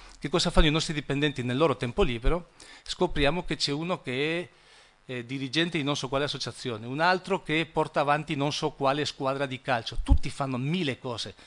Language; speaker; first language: Italian; non-native, fluent; Spanish